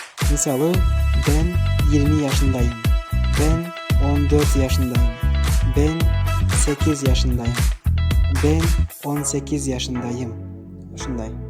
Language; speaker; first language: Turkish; non-native, fluent; Kyrgyz